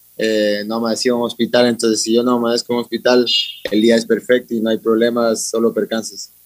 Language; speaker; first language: Spanish; native; Spanish